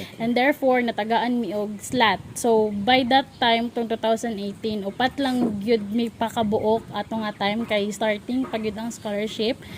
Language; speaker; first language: Cebuano; non-native, local second language; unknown